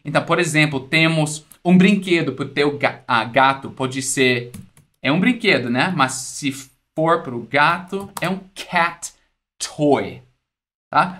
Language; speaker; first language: Portuguese; non-native, fluent; English